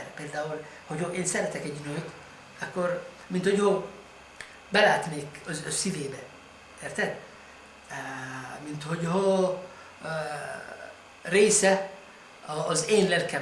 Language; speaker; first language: Hungarian; non-native, fluent; Arabic